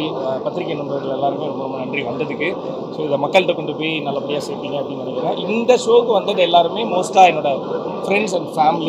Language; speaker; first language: Tamil; native; Tamil